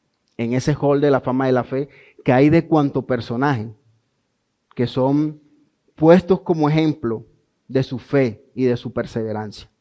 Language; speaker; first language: Spanish; native; Spanish